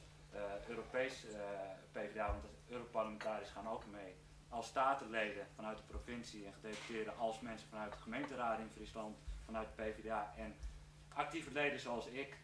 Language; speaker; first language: Dutch; native; Dutch